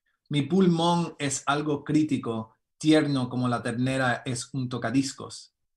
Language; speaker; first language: Spanish; early bilingual, heritage; Spanish